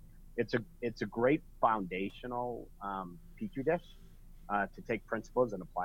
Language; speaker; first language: English; native; English